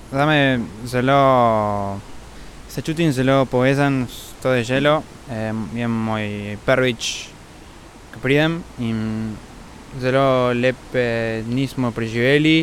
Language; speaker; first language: Slovenian; early bilingual, heritage; Spanish